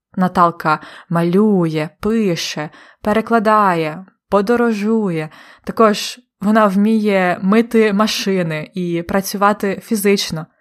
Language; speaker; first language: Ukrainian; native; Ukrainian